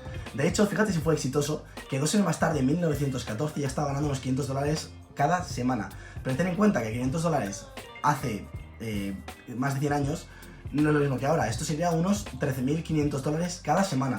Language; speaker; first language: Spanish; native; Spanish